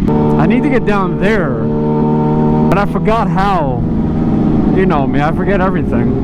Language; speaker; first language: English; native; English